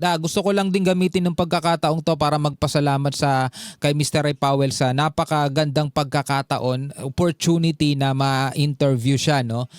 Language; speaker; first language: Filipino; native; Filipino